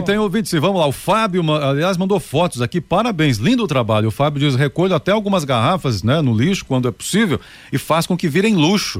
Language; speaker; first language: Portuguese; native; Portuguese